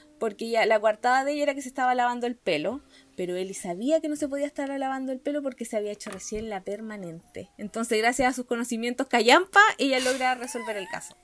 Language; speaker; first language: Spanish; native; Spanish